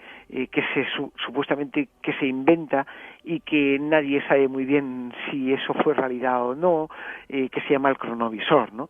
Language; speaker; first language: Spanish; native; Spanish